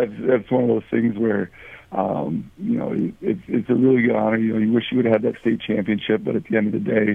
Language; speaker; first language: English; native; English